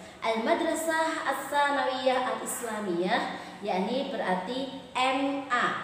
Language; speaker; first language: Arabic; non-native, fluent; Indonesian